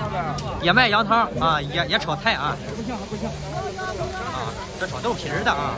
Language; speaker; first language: Chinese; native; Chinese